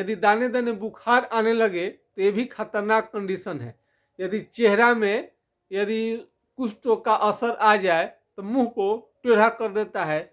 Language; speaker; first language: Hindi; non-native, local second language; Bhojpuri